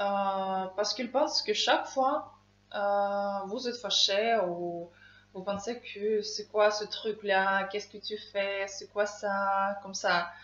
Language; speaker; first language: French; non-native, learner; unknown